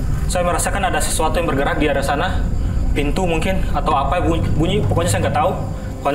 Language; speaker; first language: Indonesian; native; Indonesian